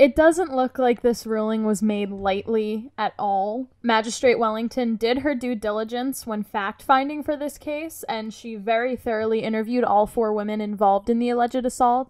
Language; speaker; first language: English; native; English